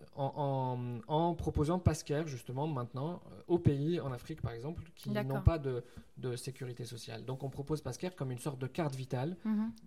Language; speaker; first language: French; non-native, local second language; Arabic